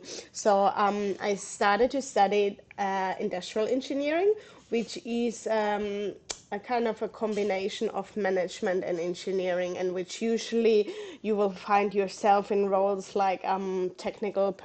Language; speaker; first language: English; non-native, fluent; German